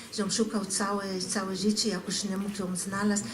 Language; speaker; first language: Polish; non-native, fluent; Hebrew